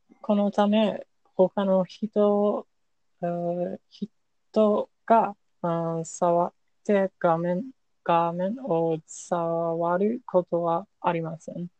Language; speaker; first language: Japanese; non-native, learner; English